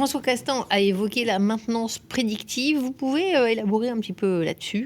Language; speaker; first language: French; native; French